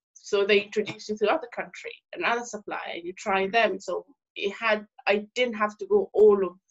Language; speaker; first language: English; non-native, local second language; Swahili